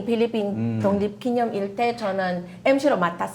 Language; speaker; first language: Korean; non-native, fluent; Filipino